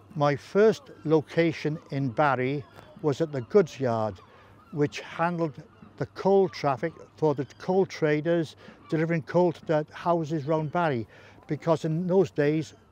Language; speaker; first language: English; native; English